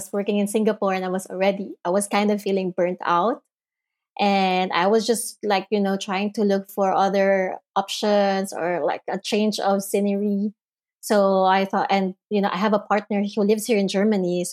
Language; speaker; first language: English; non-native, local second language; Filipino